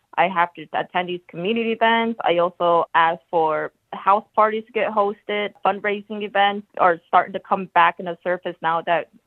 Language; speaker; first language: English; native; English